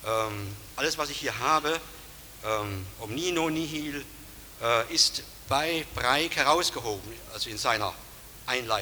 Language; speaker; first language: German; native; German